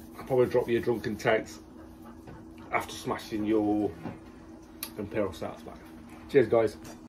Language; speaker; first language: English; native; English